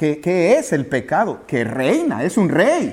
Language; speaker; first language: Spanish; native; Spanish